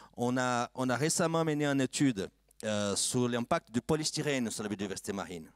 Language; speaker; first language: French; non-native, fluent; Portuguese